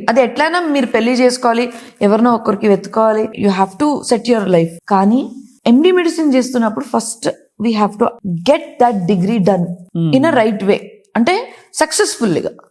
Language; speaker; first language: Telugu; non-native, local second language; Kannada